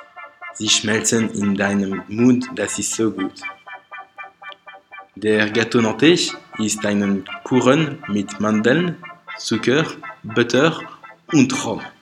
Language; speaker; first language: German; non-native, learner; French